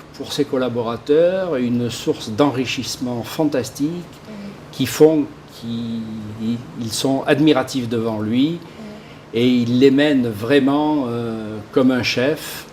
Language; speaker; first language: French; native; French